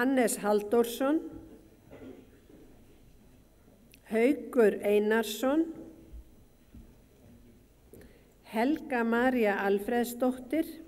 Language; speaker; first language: Icelandic; native; Icelandic